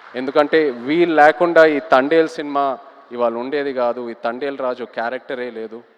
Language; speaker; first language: Telugu; native; Telugu